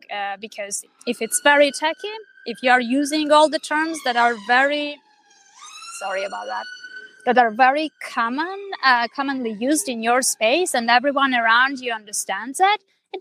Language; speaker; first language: English; non-native, fluent; Armenian